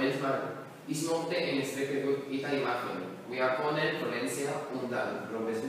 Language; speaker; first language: German; non-native, learner; Catalan